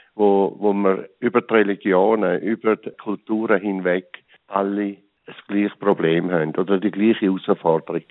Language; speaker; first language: German; native; German